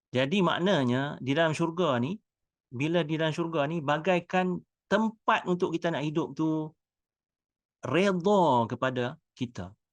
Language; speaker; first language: Malay; native; Malay